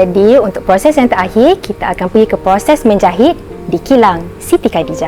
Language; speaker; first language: Malay; native; Malay